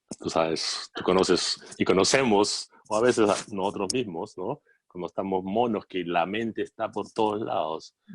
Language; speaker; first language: Spanish; native; Spanish